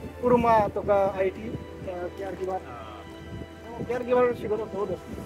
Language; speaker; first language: Japanese; non-native, learner; Bangla